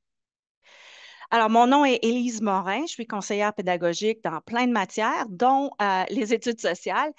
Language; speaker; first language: French; native; French